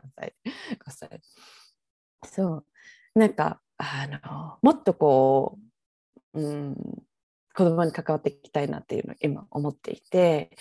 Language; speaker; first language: Japanese; native; Japanese